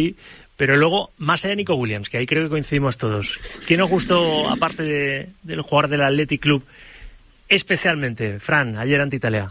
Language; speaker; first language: Spanish; native; Spanish